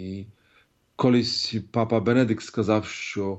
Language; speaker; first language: Polish; non-native, learner; Ukrainian